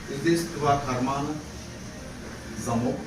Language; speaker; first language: Russian; non-native, learner; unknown